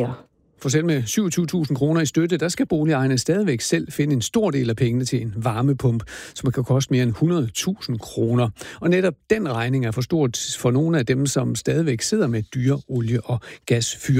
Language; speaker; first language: Danish; native; Danish